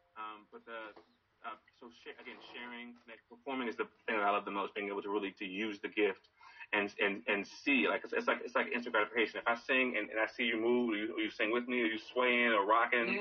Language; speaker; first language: English; native; English